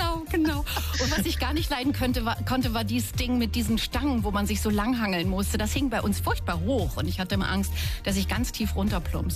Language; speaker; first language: German; native; German